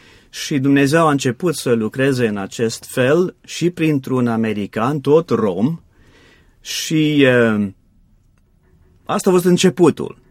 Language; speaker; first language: Romanian; non-native, fluent; English